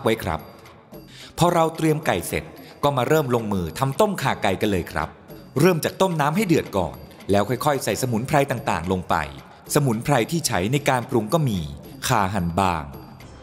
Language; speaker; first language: Thai; native; Thai